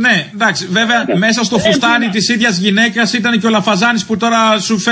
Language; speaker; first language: Greek; native; Greek